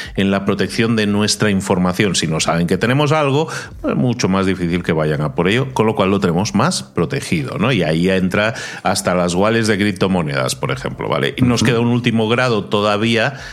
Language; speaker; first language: Spanish; native; Spanish